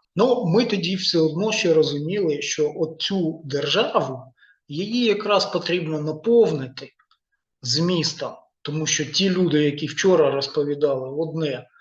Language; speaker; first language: Ukrainian; non-native, local second language; Russian